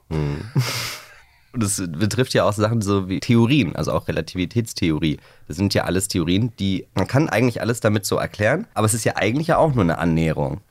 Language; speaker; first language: German; native; German